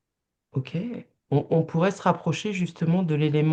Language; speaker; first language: French; native; French